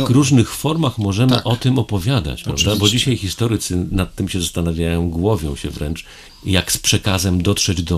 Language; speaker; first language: Polish; native; Polish